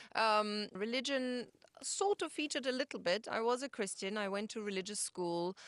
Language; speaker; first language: English; non-native, fluent; German